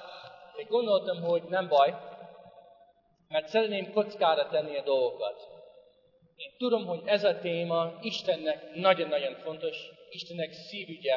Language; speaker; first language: Hungarian; non-native, fluent; English